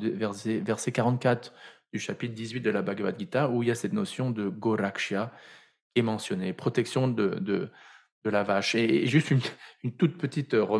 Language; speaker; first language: French; native; French